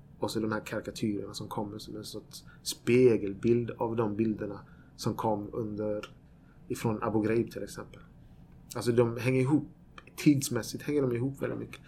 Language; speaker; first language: Swedish; native; Swedish